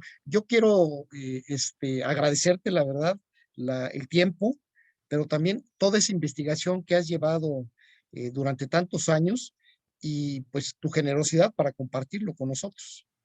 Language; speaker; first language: Spanish; native; Spanish